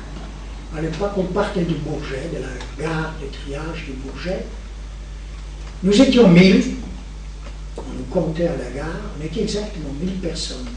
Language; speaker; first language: French; native; French